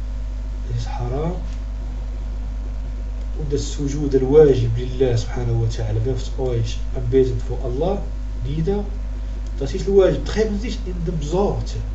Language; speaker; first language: German; non-native, learner; Arabic